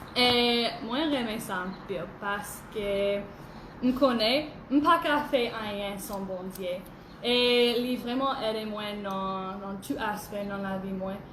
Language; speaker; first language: Haitian Creole; non-native, learner; English